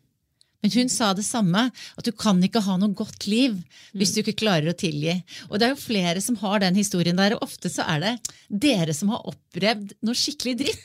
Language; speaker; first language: Norwegian; native; Norwegian